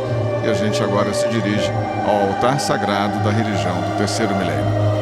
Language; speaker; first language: Portuguese; native; Portuguese